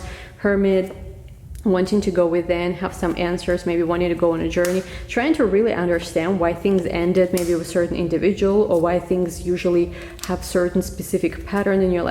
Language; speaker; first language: English; non-native, fluent; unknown